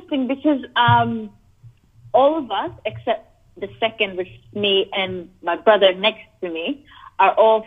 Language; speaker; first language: English; non-native, local second language; Cebuano